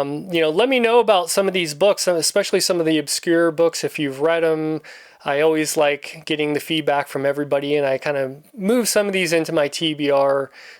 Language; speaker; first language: English; native; English